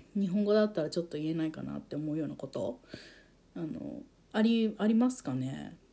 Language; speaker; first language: Japanese; native; Japanese